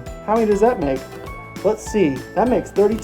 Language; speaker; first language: English; native; English